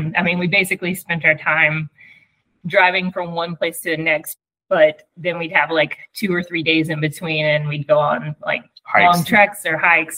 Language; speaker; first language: English; native; English